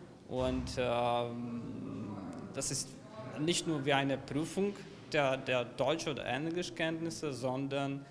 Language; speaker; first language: German; non-native, fluent; Ukrainian